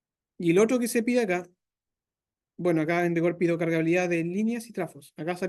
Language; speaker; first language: Spanish; native; Spanish